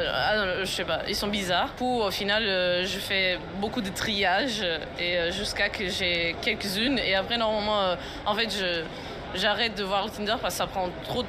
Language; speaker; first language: French; non-native, fluent; Spanish